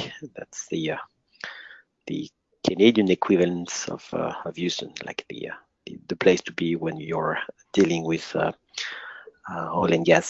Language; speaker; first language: English; non-native, fluent; French